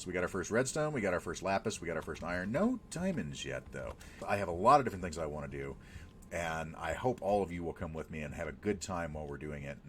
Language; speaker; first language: English; native; English